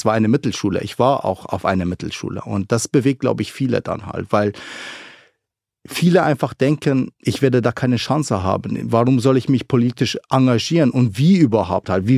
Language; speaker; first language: German; early bilingual, other home language; Arabic